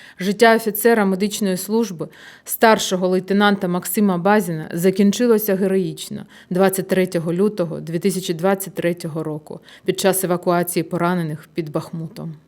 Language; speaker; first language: Ukrainian; native; Ukrainian